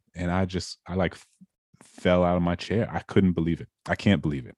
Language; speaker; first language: English; native; English